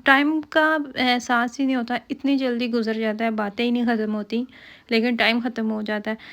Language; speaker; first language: Urdu; native; Urdu